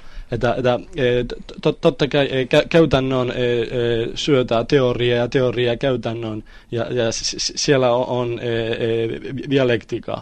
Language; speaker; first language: Finnish; non-native, learner; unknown